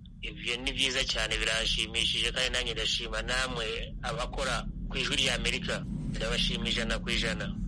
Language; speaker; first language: Kinyarwanda; early bilingual, heritage; Kinyarwanda